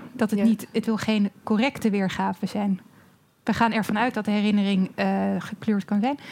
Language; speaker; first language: Dutch; native; Dutch